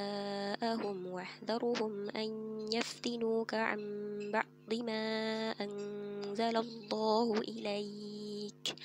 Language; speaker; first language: Arabic; non-native, learner; Indonesian